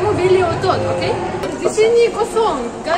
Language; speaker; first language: Indonesian; non-native, learner; Russian